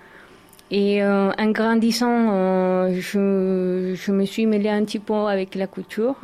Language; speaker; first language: French; non-native, fluent; Spanish